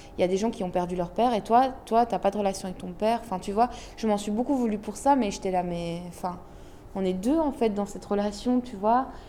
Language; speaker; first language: French; early bilingual, other home language; Arabic